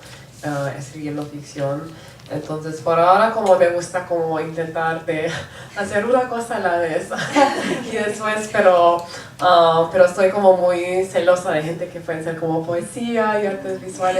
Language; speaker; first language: Spanish; non-native, local second language; English